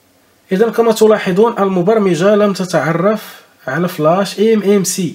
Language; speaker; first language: Arabic; native; Arabic